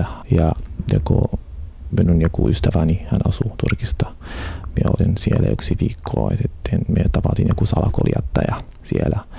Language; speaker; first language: Finnish; non-native, learner; Arabic